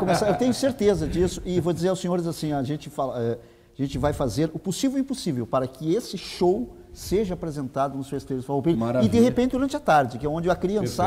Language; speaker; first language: Portuguese; native; Portuguese